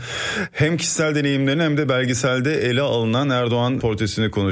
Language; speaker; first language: Turkish; native; Turkish